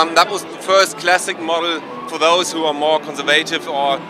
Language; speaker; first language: English; non-native, fluent; German